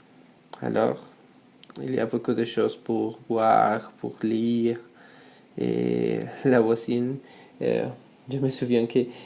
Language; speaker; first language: French; non-native, learner; Spanish